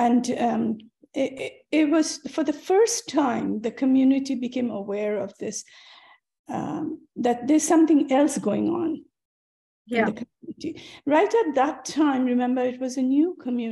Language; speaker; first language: English; non-native, local second language; Bangla